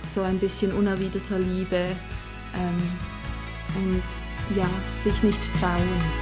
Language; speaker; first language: German; non-native, local second language; English